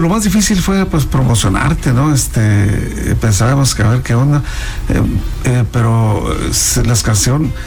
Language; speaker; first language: Spanish; native; Spanish